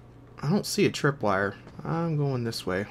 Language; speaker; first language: English; native; English